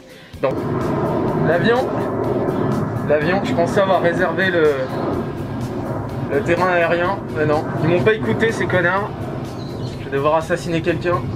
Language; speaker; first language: French; native; French